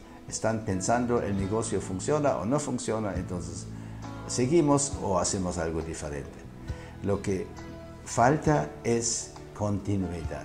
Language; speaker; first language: Spanish; non-native, fluent; German